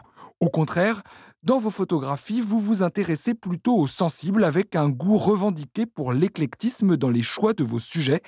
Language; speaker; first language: French; native; French